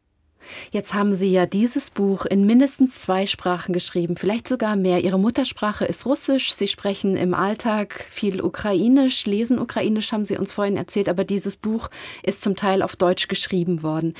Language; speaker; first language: German; native; German